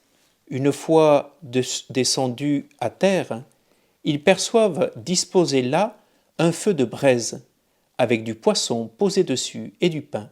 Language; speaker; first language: French; native; French